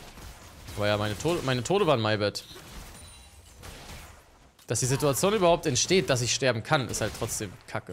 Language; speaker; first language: German; native; German